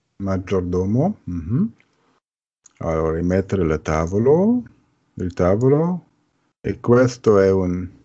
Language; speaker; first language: Italian; non-native, learner; German